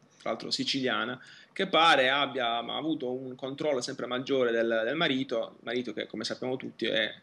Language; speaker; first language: Italian; native; Italian